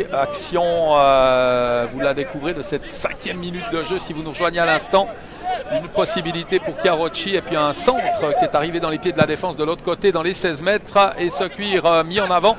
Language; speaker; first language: French; native; French